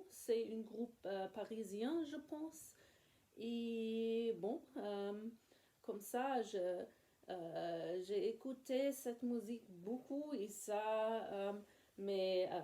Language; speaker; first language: French; non-native, learner; English